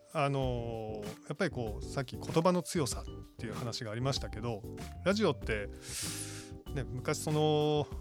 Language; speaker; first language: Japanese; native; Japanese